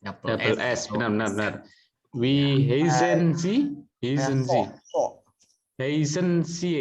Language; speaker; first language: German; non-native, learner; Indonesian